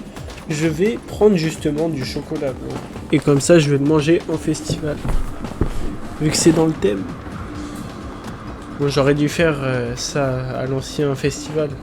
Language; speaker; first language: French; native; French